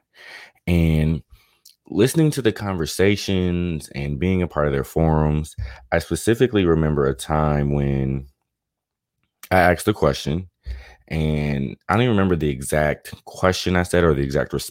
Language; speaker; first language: English; native; English